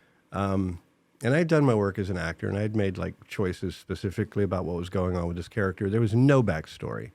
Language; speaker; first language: English; native; English